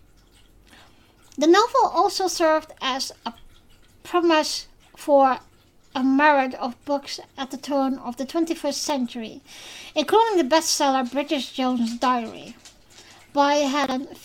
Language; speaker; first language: English; non-native, fluent; Dutch